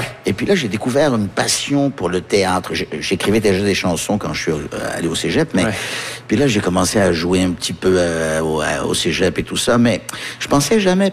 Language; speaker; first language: French; early bilingual, other home language; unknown